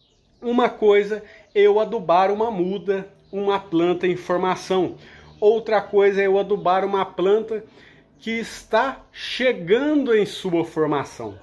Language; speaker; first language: Portuguese; native; Portuguese